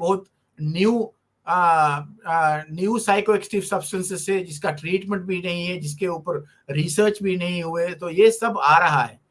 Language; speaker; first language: Hindi; non-native, fluent; Divehi